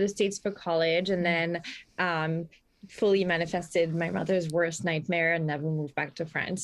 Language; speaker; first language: English; non-native, fluent; French